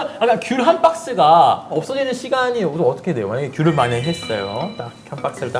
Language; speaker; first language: Korean; native; Korean